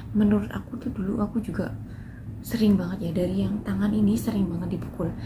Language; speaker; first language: Indonesian; non-native, local second language; Javanese